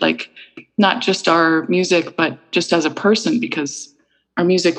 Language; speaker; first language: English; early bilingual, other home language; Icelandic